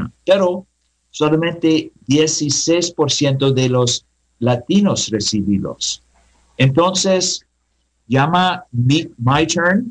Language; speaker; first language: Spanish; non-native, learner; English